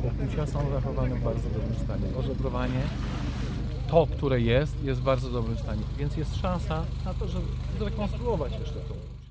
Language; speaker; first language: Polish; native; Polish